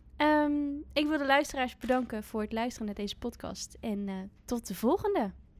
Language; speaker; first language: Dutch; native; Dutch